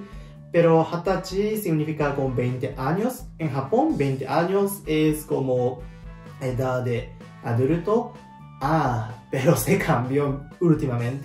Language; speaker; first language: Spanish; non-native, learner; Japanese